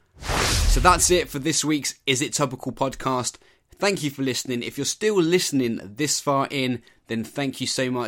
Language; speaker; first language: English; native; English